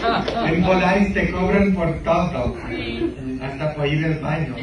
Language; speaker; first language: Spanish; non-native, fluent; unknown